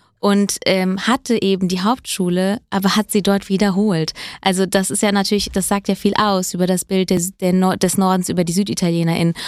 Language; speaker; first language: German; early bilingual, other home language; Italian